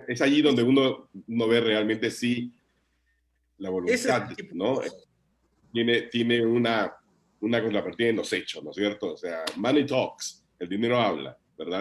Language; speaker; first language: Spanish; native; Spanish